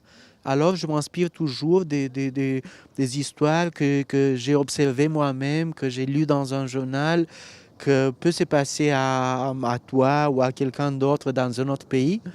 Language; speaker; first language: French; non-native, fluent; Romanian